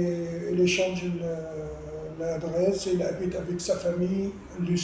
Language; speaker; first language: French; non-native, learner; Arabic